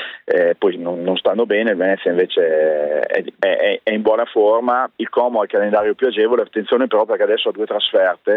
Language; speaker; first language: Italian; native; Italian